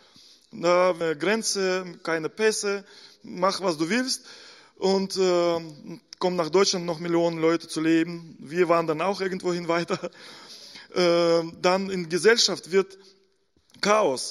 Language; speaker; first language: German; non-native, fluent; Russian